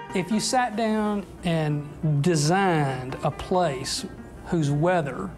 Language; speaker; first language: English; native; English